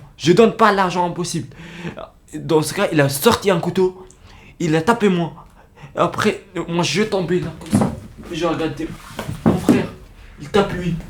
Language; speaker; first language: French; non-native, learner; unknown